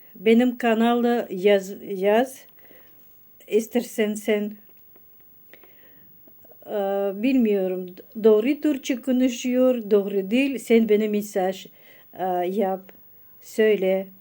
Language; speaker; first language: Turkish; non-native, learner; Russian